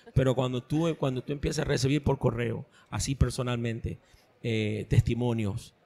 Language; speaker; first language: Spanish; early bilingual, heritage; Spanish